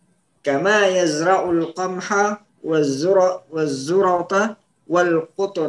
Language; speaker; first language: Arabic; non-native, learner; Indonesian